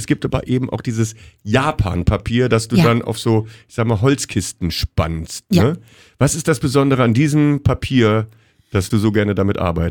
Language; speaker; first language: German; native; German